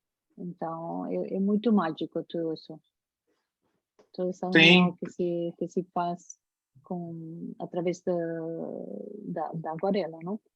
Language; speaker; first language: Portuguese; non-native, fluent; Spanish